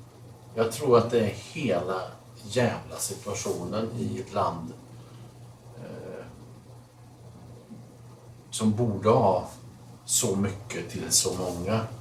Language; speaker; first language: Swedish; native; Swedish